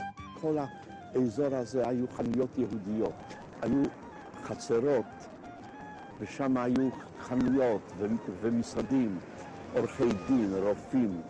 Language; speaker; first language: Hebrew; non-native, fluent; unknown